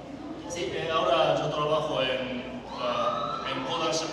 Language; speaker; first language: Spanish; non-native, learner; Japanese